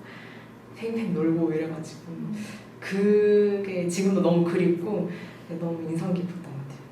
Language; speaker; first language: Korean; native; Korean